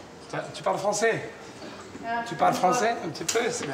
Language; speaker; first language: French; native; French